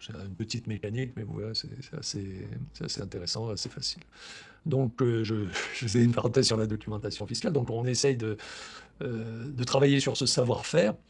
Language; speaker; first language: French; native; French